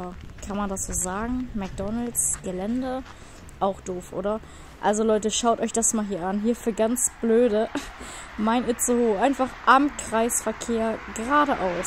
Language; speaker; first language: German; native; German